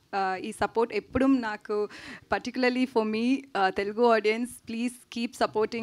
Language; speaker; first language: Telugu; non-native, learner; Tamil